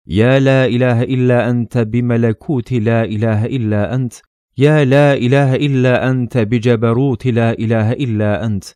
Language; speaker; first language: Arabic; non-native, fluent; Turkish